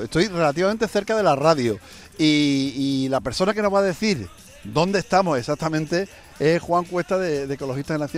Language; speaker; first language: Spanish; native; Spanish